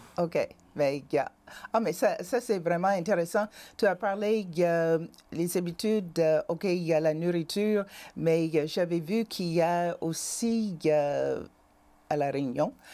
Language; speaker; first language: French; native; French